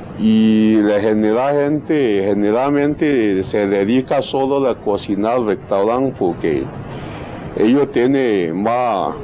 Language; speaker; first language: Spanish; non-native, learner; Chinese